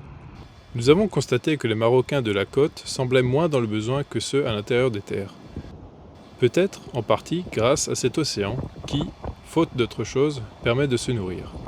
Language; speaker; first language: French; native; French